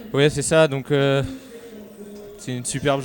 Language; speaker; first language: French; native; French